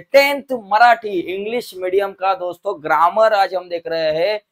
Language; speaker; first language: Hindi; non-native, local second language; Marathi